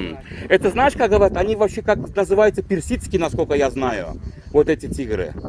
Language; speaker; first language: Russian; native; Russian